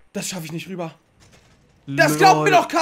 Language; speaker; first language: German; native; German